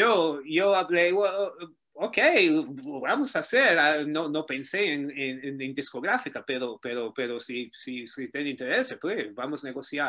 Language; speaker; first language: Spanish; non-native, learner; Portuguese